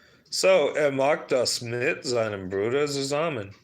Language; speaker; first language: German; non-native, learner; English